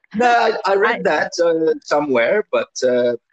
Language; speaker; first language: English; early bilingual, other home language; Italian